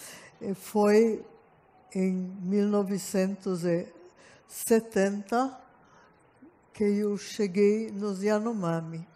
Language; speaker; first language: Portuguese; non-native, fluent; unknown